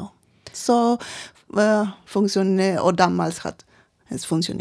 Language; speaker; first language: German; non-native, learner; Spanish